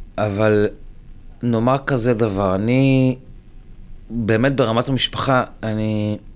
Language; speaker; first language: Hebrew; native; Hebrew